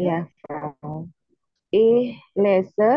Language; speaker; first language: German; non-native, learner; Indonesian